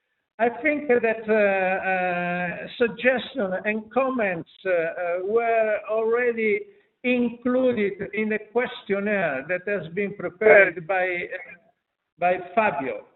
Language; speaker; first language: English; non-native, fluent; Italian